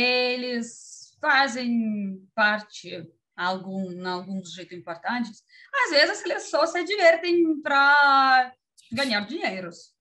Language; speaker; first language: Portuguese; non-native, learner; Russian